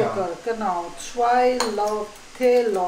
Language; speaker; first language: German; non-native, learner; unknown